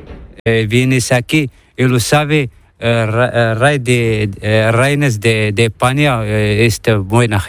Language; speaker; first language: Spanish; non-native, learner; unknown